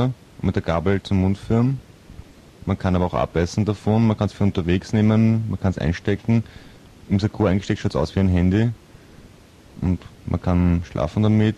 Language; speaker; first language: German; native; German